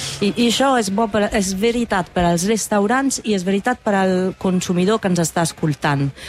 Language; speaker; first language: Catalan; non-native, fluent; Italian